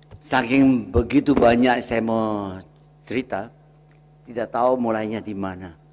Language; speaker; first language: Indonesian; native; Indonesian